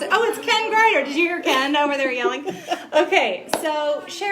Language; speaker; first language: English; native; English